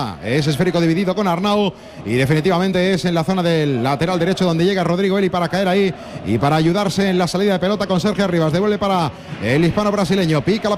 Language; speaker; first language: Spanish; native; Spanish